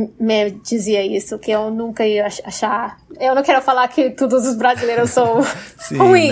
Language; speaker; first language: Portuguese; non-native, fluent; English